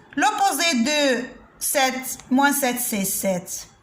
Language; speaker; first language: French; non-native, local second language; Arabic